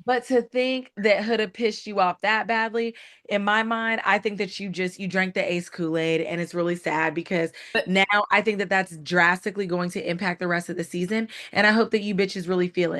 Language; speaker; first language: English; native; English